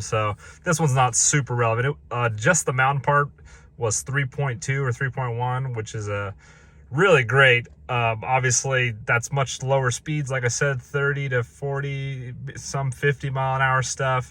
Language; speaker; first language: English; native; English